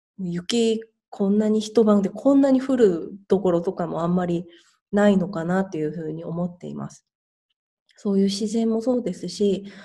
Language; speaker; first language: Japanese; non-native, fluent; Korean